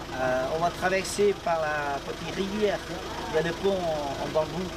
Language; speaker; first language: French; non-native, local second language; Lao